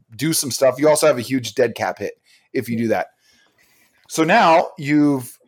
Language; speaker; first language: English; native; English